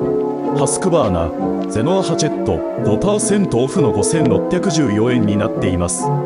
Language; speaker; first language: Japanese; native; Japanese